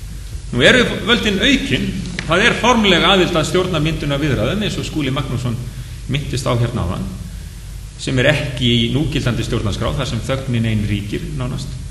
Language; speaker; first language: Icelandic; native; Icelandic